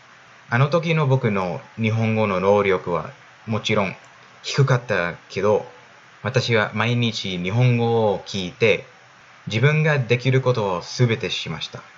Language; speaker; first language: Japanese; non-native, fluent; English